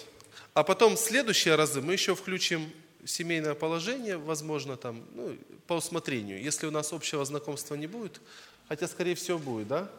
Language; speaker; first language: Russian; native; Russian